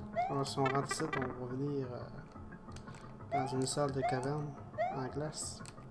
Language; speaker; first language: French; native; French